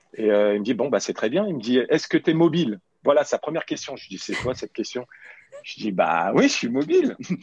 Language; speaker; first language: French; native; French